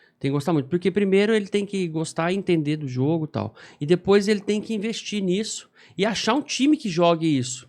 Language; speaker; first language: Portuguese; native; Portuguese